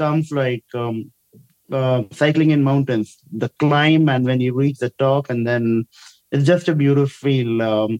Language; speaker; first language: English; non-native, local second language; Hindi